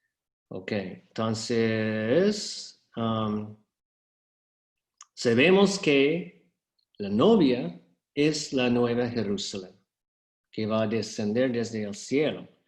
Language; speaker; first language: Spanish; non-native, fluent; English